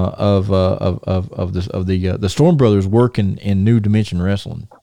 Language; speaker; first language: English; native; English